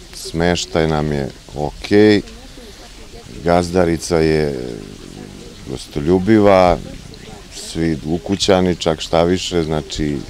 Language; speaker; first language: Croatian; non-native, local second language; Slovak